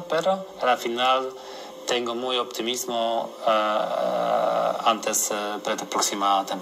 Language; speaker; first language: Spanish; non-native, learner; Polish